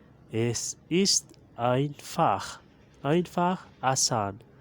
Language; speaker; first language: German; non-native, learner; Urdu